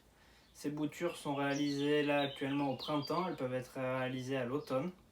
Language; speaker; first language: French; native; French